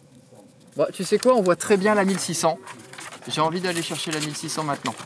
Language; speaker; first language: French; native; French